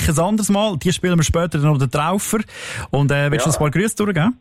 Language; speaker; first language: German; native; German